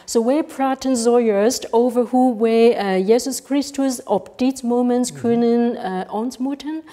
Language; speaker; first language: Dutch; non-native, fluent; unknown